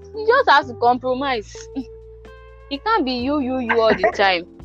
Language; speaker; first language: English; non-native, local second language; Yoruba